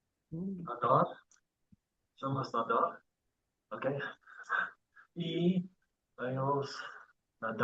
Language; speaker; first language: Spanish; non-native, learner; English